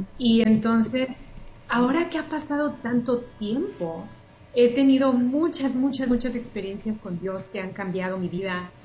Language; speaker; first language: Spanish; early bilingual, heritage; Spanish